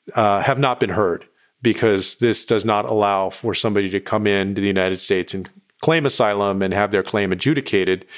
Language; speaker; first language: English; native; English